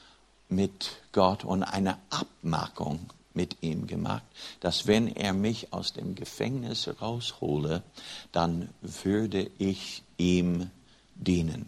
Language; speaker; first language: German; non-native, fluent; English